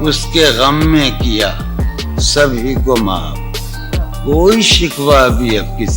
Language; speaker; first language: Urdu; native; Urdu